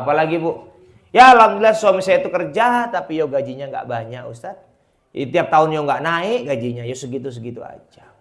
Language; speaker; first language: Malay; non-native, local second language; Javanese